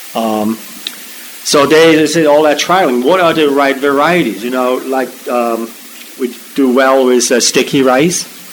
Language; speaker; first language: English; non-native, fluent; German